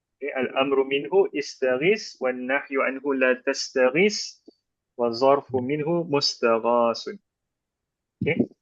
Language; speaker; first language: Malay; native; Malay